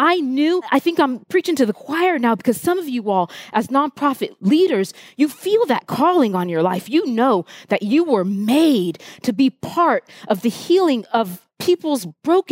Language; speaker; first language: English; early bilingual, other home language; Haitian Creole